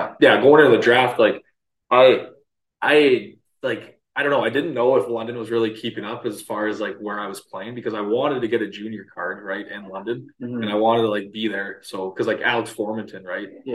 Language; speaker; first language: English; native; English